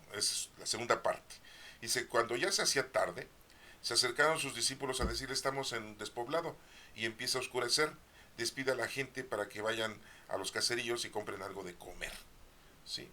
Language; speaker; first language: Spanish; native; Spanish